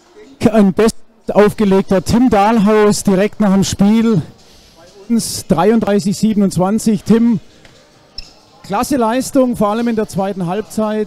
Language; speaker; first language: German; native; German